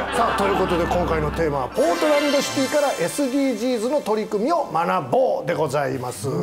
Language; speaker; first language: Japanese; native; Japanese